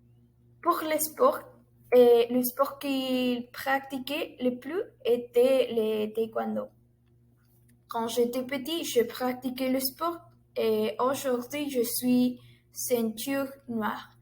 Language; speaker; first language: French; non-native, learner; Spanish